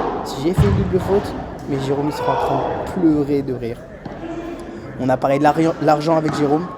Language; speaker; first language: French; native; French